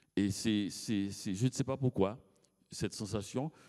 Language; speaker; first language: French; native; French